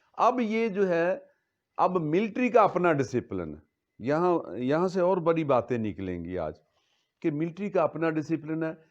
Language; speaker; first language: Urdu; non-native, local second language; Punjabi